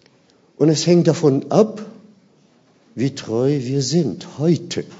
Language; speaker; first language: German; non-native, fluent; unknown